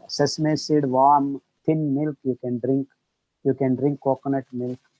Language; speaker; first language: English; non-native, local second language; Kannada